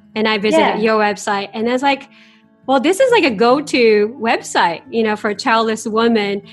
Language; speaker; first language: English; non-native, fluent; Japanese